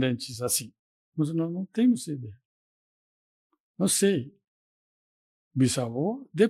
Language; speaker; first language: Portuguese; non-native, fluent; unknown